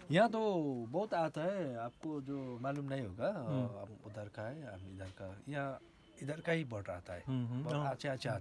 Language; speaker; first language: Hindi; non-native, local second language; Nepali